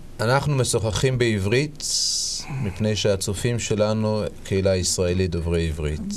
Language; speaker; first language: Hebrew; native; Hebrew